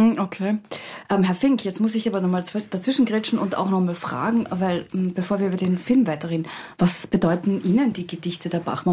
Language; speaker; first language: German; native; German